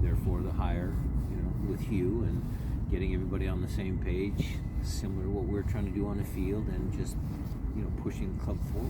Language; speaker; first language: English; native; English